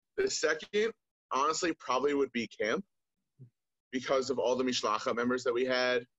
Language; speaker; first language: English; native; English